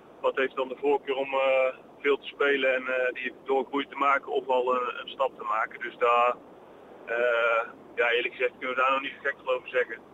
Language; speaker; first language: Dutch; native; Dutch